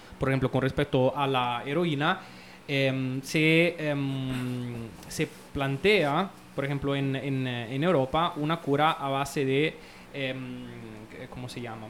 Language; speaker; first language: Spanish; non-native, fluent; Italian